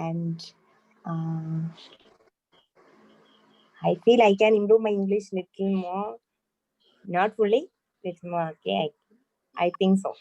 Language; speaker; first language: English; non-native, learner; Malayalam